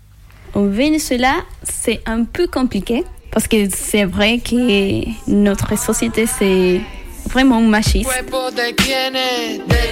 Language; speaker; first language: French; non-native, learner; Spanish